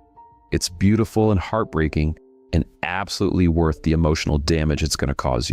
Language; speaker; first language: English; native; English